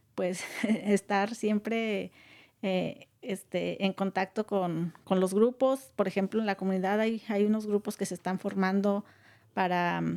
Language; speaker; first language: Spanish; native; Spanish